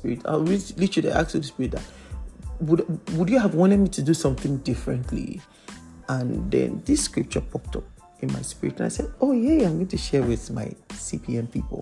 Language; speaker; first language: English; non-native, local second language; Yoruba